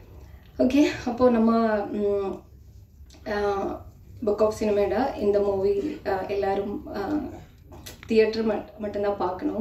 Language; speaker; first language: Tamil; non-native, learner; Malayalam